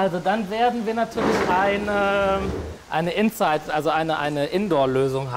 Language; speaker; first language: German; native; German